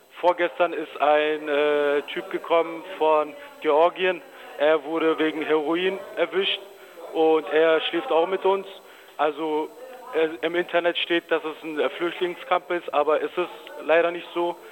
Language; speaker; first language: German; early bilingual, other home language; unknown